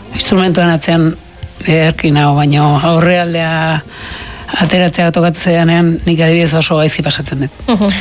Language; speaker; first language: Basque; native; Basque